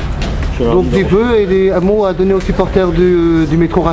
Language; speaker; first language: French; native; French